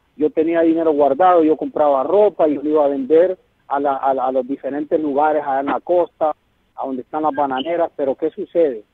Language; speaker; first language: Spanish; native; Spanish